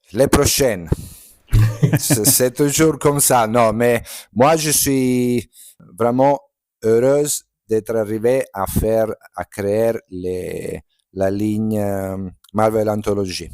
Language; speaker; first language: French; non-native, fluent; Italian